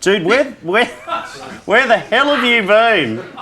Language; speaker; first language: English; native; English